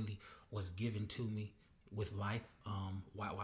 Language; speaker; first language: English; native; English